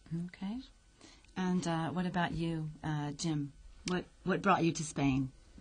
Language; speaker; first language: English; native; English